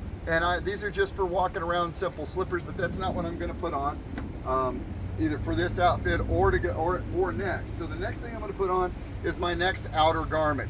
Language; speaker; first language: English; native; English